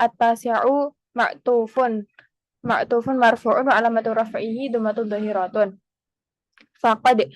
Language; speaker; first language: Arabic; non-native, learner; Indonesian